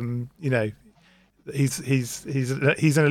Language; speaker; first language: English; native; English